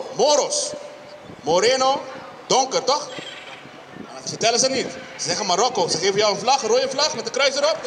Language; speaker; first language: Dutch; non-native, local second language; Papiamento